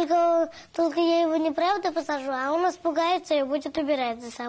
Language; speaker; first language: Russian; native; Russian